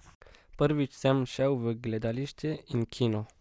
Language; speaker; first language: Slovenian; non-native, learner; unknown